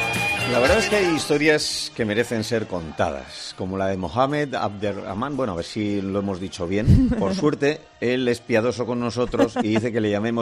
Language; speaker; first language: Spanish; native; Spanish